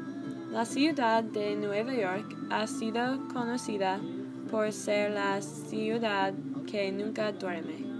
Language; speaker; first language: Spanish; non-native, learner; English